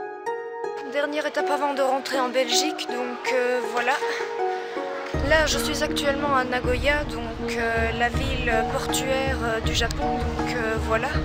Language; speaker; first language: French; native; French